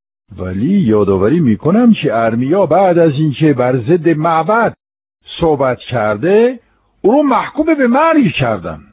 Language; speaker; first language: Persian; non-native, fluent; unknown